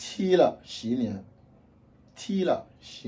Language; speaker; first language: Chinese; non-native, fluent; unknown